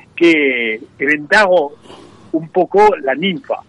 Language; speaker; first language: Spanish; non-native, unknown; French